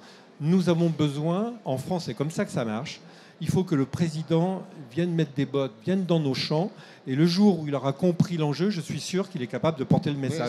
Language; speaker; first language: French; native; French